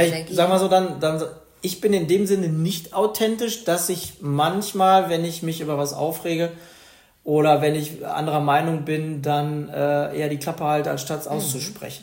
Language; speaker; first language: German; native; German